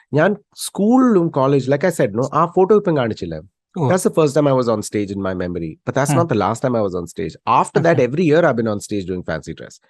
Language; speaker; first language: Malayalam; early bilingual, heritage; Malayalam